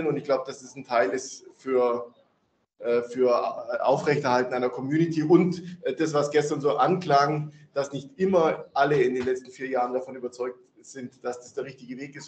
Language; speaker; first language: German; native; German